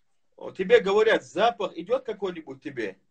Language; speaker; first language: Russian; non-native, fluent; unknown